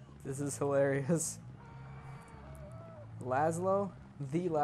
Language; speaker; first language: English; native; English